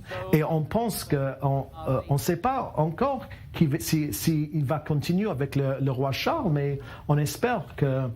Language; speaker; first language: French; non-native, learner; English